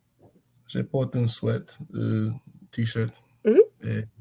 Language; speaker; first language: French; non-native, learner; English